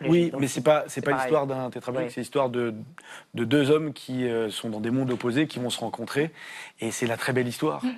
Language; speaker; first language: French; native; French